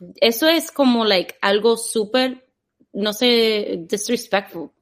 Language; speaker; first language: Spanish; non-native, fluent; English